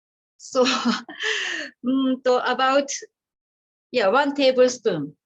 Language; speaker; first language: English; non-native, learner; Japanese